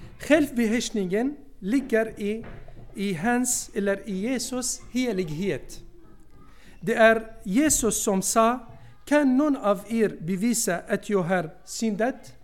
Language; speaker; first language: Swedish; non-native, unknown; Arabic